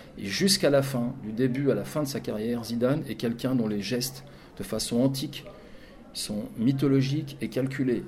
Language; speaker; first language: French; native; French